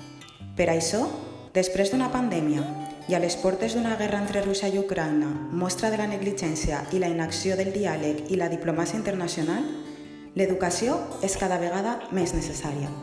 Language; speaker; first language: Catalan; native; Catalan